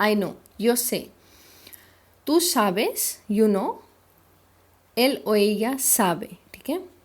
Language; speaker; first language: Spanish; non-native, fluent; Hindi